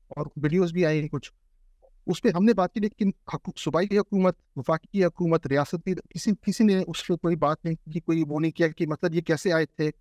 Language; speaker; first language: Urdu; non-native, local second language; Pashto